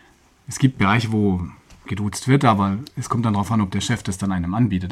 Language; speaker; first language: German; native; German